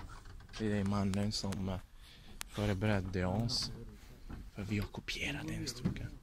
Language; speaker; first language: Swedish; non-native, learner; Italian